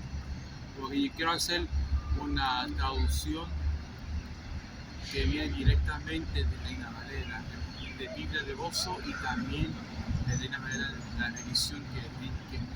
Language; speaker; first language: Spanish; non-native, fluent; English